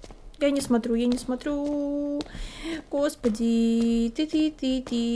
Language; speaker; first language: Russian; native; Russian